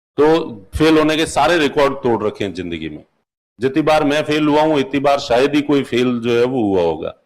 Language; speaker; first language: Hindi; non-native, local second language; Marwari